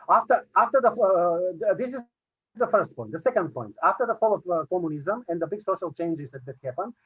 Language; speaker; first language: English; non-native, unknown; Macedonian